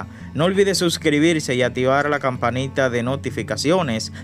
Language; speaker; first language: Spanish; native; Spanish